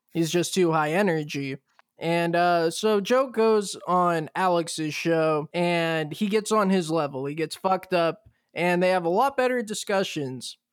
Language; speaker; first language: English; native; English